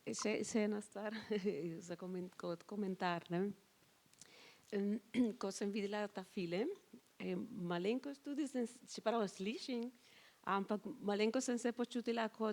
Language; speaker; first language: Slovenian; non-native, fluent; Spanish